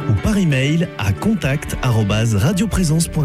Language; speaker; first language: French; native; French